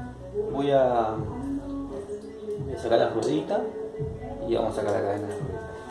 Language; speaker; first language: Spanish; native; Spanish